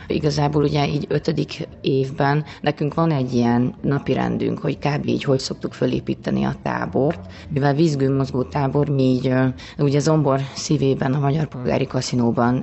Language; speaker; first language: Hungarian; native; Hungarian